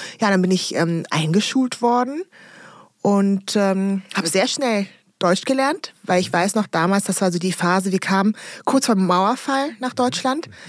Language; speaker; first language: German; early bilingual, other home language; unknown